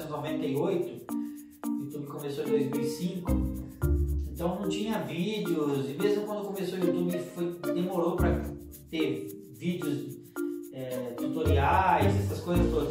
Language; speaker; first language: Portuguese; native; Portuguese